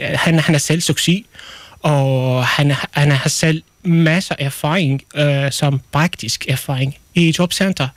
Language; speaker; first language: Danish; non-native, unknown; Arabic